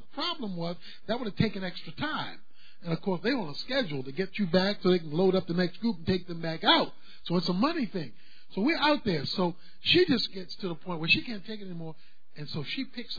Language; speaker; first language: English; native; English